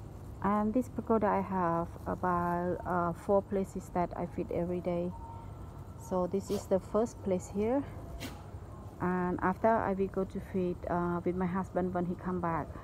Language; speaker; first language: English; non-native, learner; Khmer